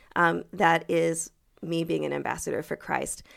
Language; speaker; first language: English; early bilingual, other home language; French